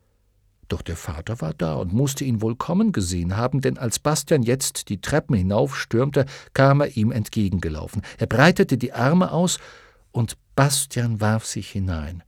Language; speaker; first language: German; native; German